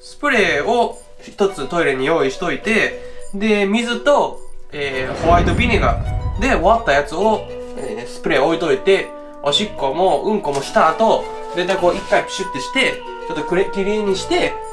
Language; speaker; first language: Japanese; native; Japanese